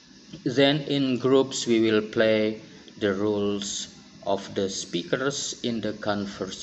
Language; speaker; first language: English; non-native, fluent; Indonesian